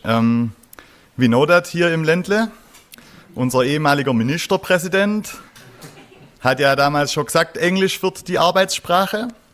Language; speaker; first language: German; native; German